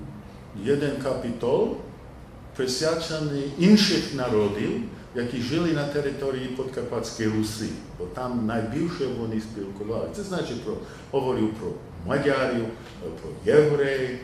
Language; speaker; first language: Polish; non-native, learner; English